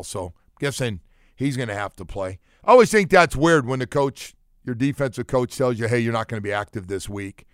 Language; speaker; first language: English; native; English